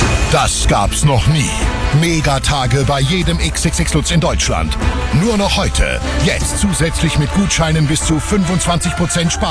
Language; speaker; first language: German; native; German